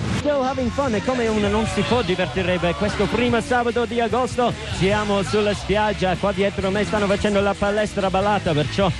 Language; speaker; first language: Italian; non-native, fluent; English